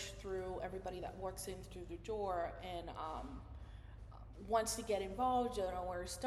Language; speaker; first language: English; non-native, fluent; Spanish